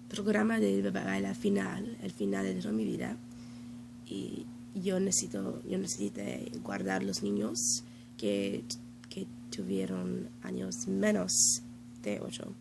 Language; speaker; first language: Spanish; non-native, learner; English